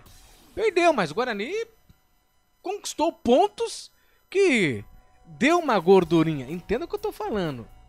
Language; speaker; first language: Portuguese; native; Portuguese